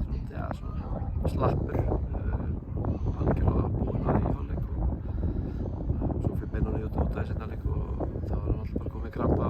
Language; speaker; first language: Icelandic; native; Icelandic